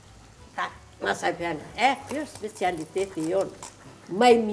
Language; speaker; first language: Albanian; native; Albanian